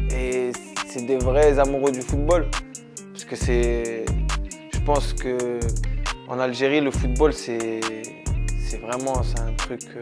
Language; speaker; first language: French; early bilingual, other home language; Arabic